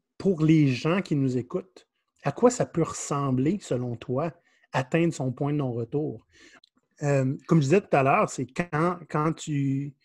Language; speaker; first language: French; native; French